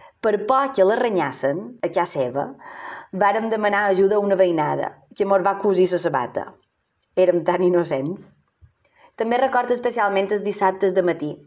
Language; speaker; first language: Catalan; native; Catalan